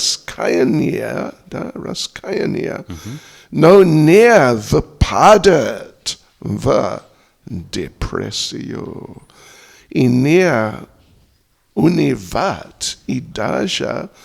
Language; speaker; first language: Russian; non-native, learner; English